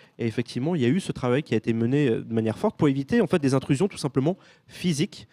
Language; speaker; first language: French; native; French